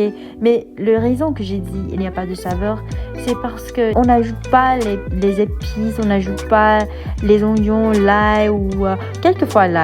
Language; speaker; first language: French; non-native, fluent; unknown